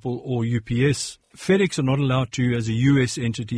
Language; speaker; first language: English; native; English